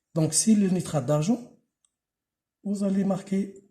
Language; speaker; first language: French; non-native, local second language; Arabic